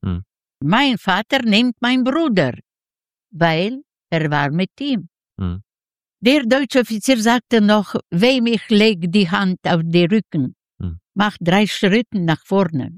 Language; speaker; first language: German; non-native, learner; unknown